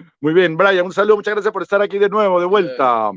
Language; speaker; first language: Spanish; native; Spanish